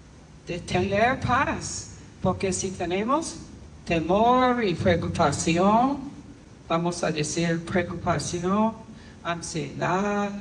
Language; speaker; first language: Spanish; non-native, fluent; English